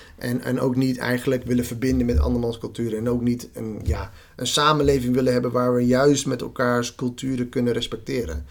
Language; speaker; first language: Dutch; early bilingual, other home language; Somali